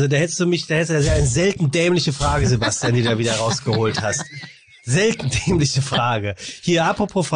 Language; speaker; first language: German; native; German